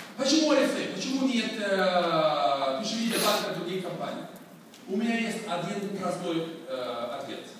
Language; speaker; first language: Russian; non-native, learner; Swedish